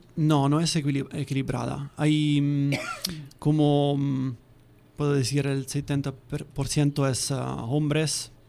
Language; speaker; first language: Spanish; non-native, fluent; Italian